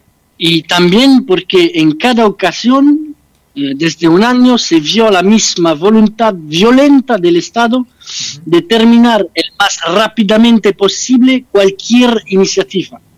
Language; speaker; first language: Spanish; non-native, fluent; French